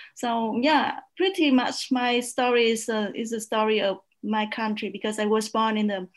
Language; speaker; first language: English; non-native, fluent; Vietnamese